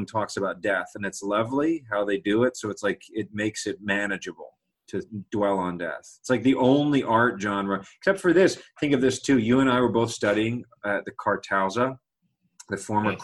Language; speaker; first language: English; native; English